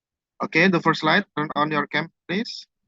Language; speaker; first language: English; non-native, fluent; Indonesian